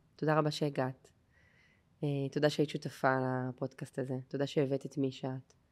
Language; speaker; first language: Hebrew; native; Hebrew